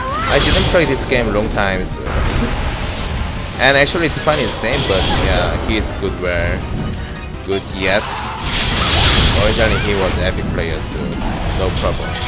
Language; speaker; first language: English; non-native, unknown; Korean